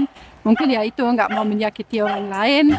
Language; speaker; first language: Indonesian; non-native, fluent; German